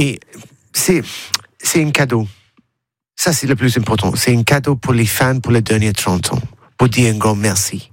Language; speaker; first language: French; non-native, learner; English